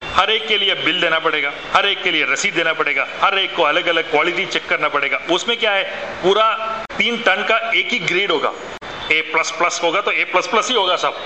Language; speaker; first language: Hindi; non-native, local second language; Malayalam